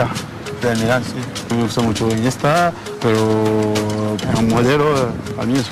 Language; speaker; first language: Spanish; non-native, learner; French